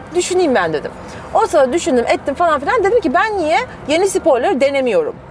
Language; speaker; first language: Turkish; early bilingual, other home language; Russian